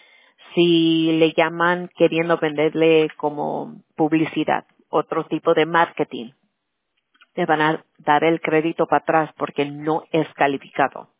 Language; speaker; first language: Spanish; early bilingual, heritage; Spanish